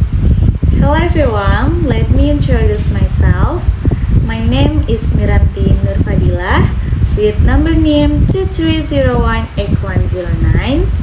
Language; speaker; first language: English; non-native, local second language; Indonesian